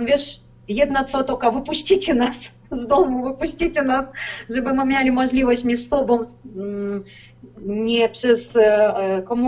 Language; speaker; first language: Polish; non-native, learner; Ukrainian